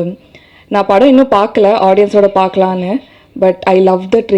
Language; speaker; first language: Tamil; non-native, learner; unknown